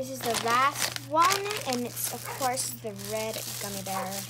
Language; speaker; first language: English; native; English